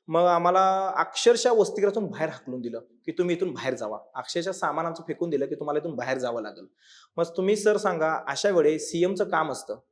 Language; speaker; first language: Marathi; native; Marathi